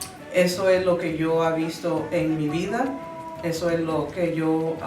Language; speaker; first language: Spanish; early bilingual, other home language; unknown